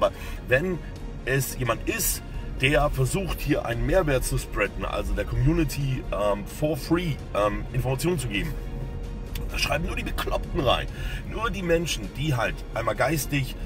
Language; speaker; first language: German; native; German